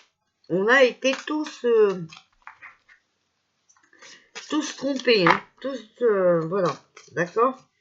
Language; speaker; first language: French; native; French